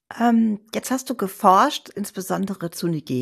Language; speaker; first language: German; native; German